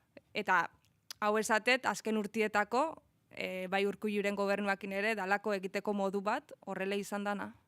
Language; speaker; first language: Basque; native; Basque